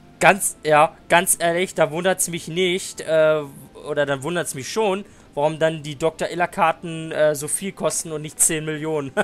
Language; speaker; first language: German; native; German